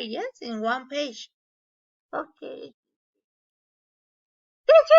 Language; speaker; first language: English; non-native, learner; Spanish